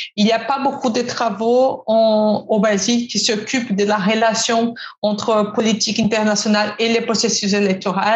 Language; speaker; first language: French; non-native, fluent; Portuguese